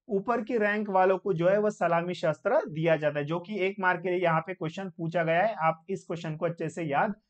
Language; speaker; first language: Hindi; non-native, local second language; Marathi